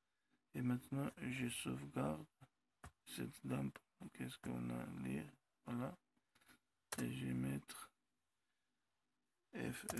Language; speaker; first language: French; non-native, learner; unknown